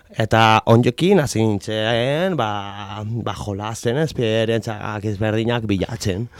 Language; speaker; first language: Basque; non-native, local second language; Spanish